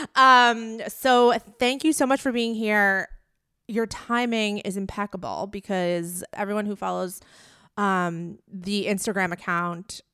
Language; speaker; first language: English; native; English